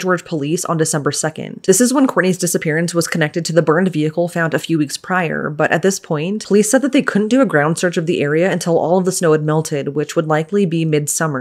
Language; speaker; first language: English; native; English